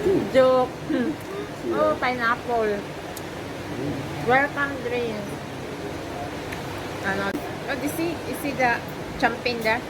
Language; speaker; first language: English; non-native, learner; Filipino